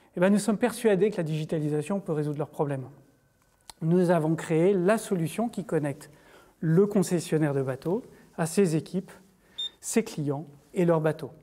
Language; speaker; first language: French; native; French